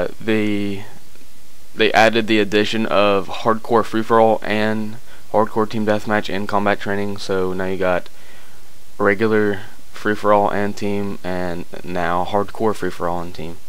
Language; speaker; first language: English; native; English